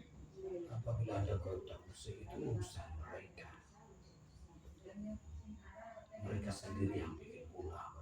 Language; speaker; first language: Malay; non-native, local second language; Javanese